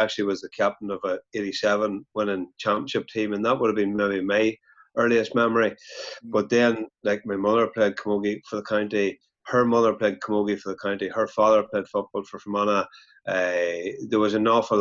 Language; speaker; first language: English; native; English